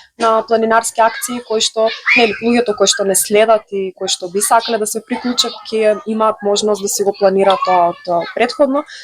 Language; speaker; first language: Macedonian; native; Macedonian